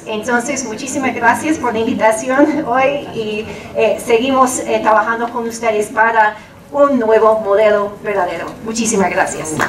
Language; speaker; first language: Spanish; non-native, fluent; English